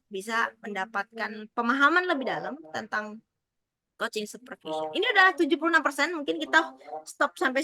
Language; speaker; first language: Indonesian; native; Indonesian